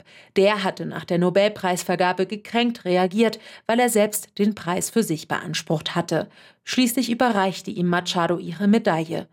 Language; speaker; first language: German; native; German